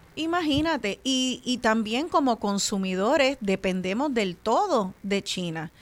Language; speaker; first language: Spanish; native; Spanish